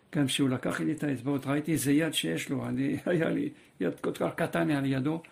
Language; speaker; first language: Hebrew; non-native, fluent; French